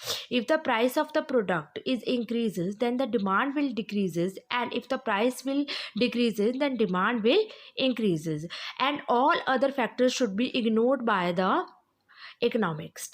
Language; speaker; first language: English; non-native, local second language; Hindi